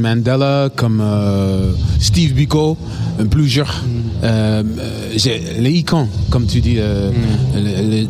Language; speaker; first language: French; non-native, learner; English